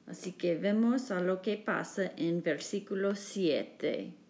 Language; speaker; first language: Spanish; non-native, learner; English